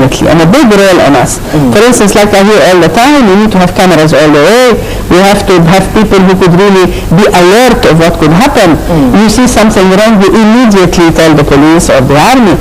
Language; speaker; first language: English; non-native, fluent; Arabic